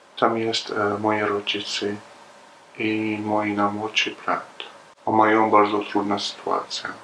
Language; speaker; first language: Polish; non-native, learner; Arabic